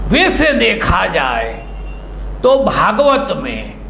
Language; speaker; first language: Hindi; non-native, local second language; Gujarati